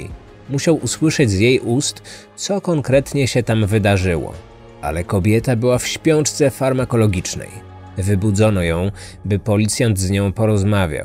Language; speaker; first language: Polish; native; Polish